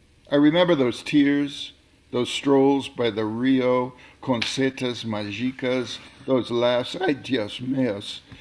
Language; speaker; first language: English; native; English